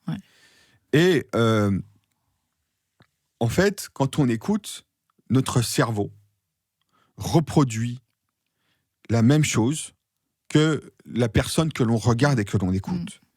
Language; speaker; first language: French; native; French